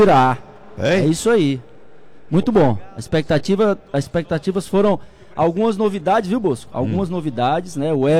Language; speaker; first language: Portuguese; native; Portuguese